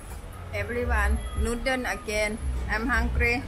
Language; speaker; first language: English; non-native, learner; Thai